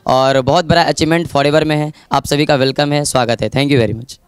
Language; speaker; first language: Hindi; native; Hindi